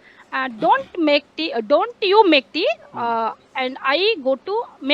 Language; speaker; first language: English; non-native, learner; Hindi